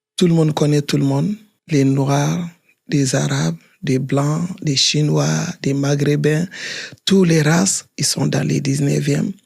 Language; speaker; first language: French; non-native, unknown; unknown